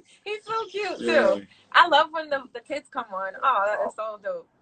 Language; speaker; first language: English; native; English